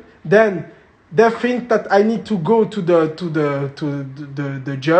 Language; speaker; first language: English; non-native, learner; French